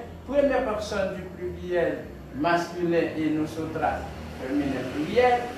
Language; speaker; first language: French; non-native, local second language; Haitian Creole